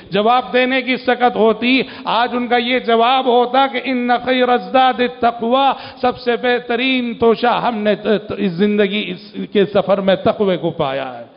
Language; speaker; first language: Urdu; native; Urdu